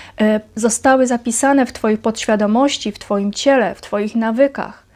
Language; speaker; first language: Polish; native; Polish